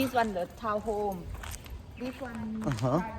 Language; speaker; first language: English; non-native, local second language; Thai